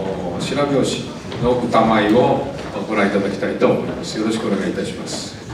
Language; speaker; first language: Japanese; native; Japanese